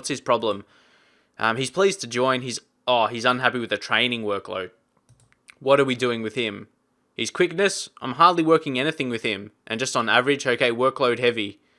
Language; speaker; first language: English; native; English